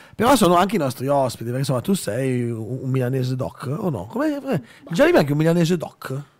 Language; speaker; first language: Italian; native; Italian